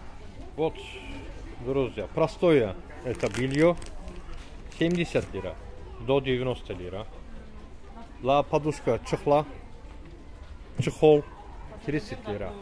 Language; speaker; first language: Russian; non-native, learner; Turkish